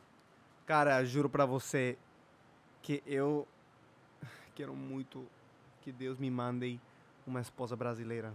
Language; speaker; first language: Portuguese; non-native, fluent; Spanish